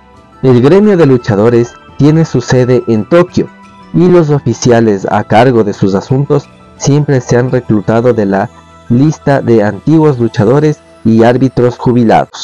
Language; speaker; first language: Spanish; native; Spanish